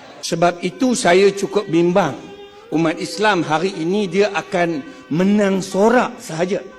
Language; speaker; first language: Malay; non-native, local second language; Chinese